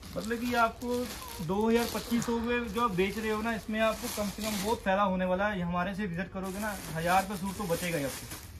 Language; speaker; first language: Hindi; non-native, local second language; Punjabi